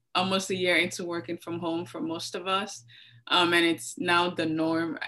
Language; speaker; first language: English; non-native, local second language; Yoruba